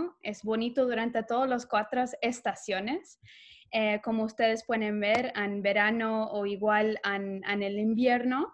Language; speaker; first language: Spanish; non-native, fluent; English